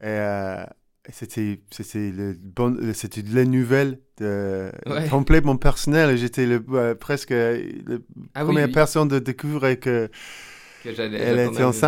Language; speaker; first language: French; non-native, learner; English